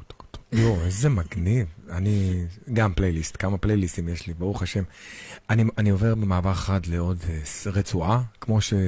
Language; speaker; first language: Hebrew; native; Hebrew